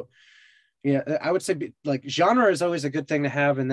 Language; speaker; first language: English; native; English